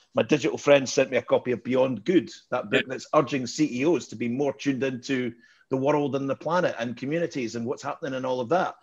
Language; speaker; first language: English; native; English